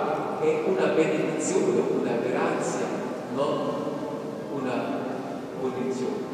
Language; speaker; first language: Italian; non-native, learner; German